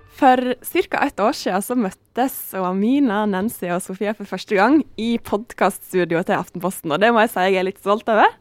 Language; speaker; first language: Norwegian; native; Norwegian